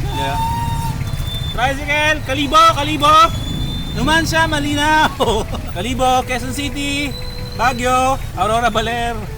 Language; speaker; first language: Filipino; native; Filipino